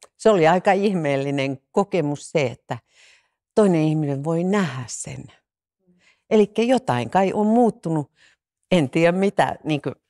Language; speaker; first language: Finnish; native; Finnish